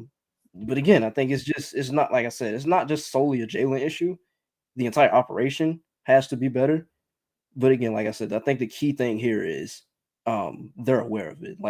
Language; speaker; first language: English; native; English